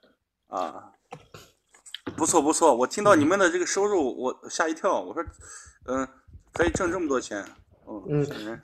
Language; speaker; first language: Chinese; native; Chinese